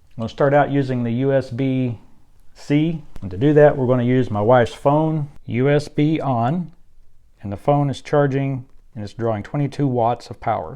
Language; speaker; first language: English; native; English